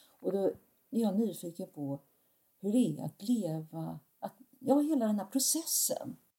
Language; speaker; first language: Swedish; native; Swedish